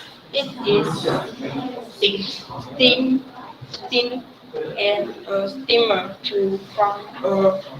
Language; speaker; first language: English; non-native, learner; Chinese